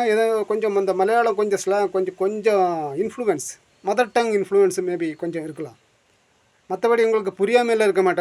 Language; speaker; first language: Tamil; non-native, local second language; Malayalam